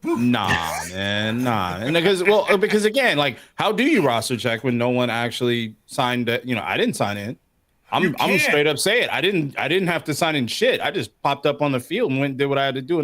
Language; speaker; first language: English; native; English